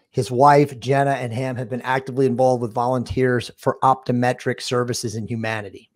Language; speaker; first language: English; native; English